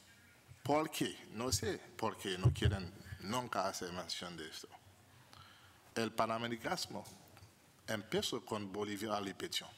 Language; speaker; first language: Spanish; non-native, fluent; Haitian Creole